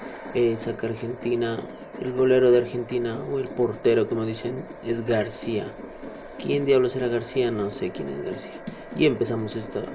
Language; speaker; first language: Spanish; native; Spanish